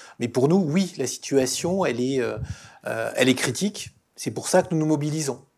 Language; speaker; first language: French; native; French